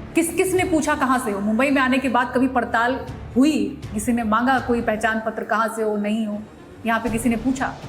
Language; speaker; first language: Hindi; native; Hindi